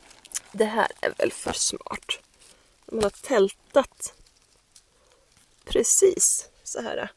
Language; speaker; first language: Swedish; native; Swedish